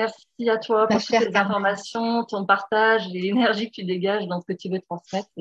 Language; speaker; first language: French; native; French